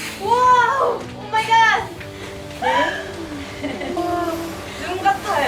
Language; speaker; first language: Korean; non-native, fluent; English